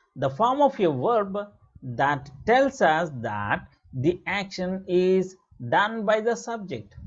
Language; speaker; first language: English; non-native, local second language; Telugu